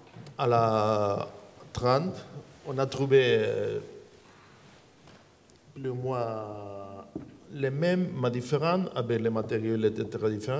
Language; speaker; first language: French; non-native, learner; Spanish